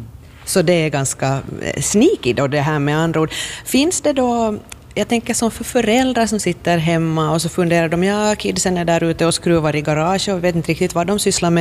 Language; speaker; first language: Swedish; native; Swedish